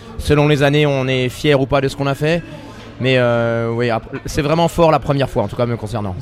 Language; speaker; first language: French; native; French